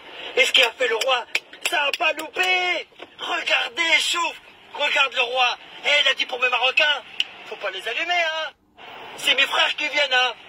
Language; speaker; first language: French; early bilingual, other home language; Arabic